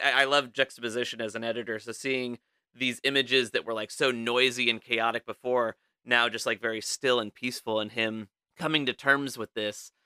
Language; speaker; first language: English; native; English